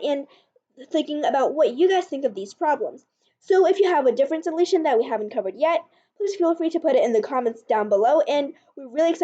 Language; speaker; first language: English; native; English